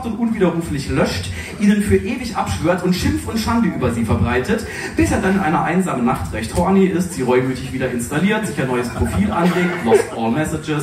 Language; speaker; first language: German; native; German